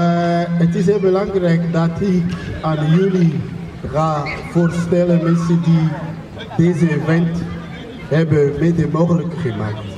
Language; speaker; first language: Dutch; non-native, fluent; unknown